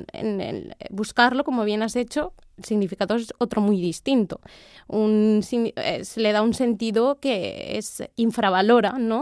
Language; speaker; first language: Spanish; native; Spanish